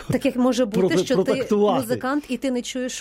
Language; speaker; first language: Ukrainian; native; Ukrainian